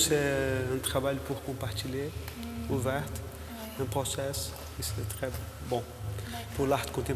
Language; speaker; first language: French; non-native, learner; Portuguese